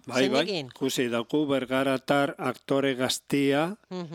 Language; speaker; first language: Basque; native; Basque